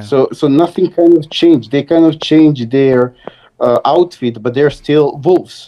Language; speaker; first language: English; non-native, fluent; Serbian